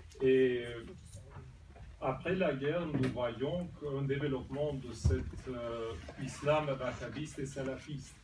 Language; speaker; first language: French; non-native, fluent; Serbian